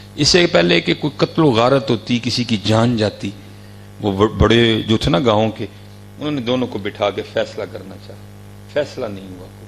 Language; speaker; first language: Urdu; non-native, local second language; Punjabi